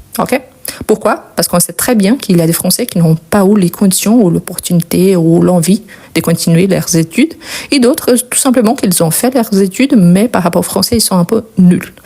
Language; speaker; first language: French; non-native, fluent; Portuguese